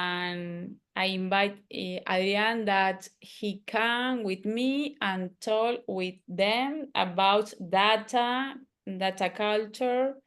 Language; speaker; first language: English; non-native, learner; Spanish